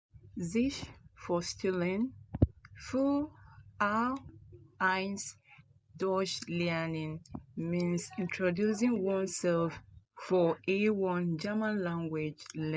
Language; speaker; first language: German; non-native, fluent; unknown